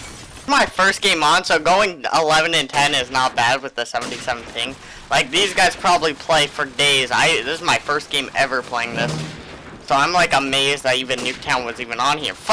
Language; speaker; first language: English; native; English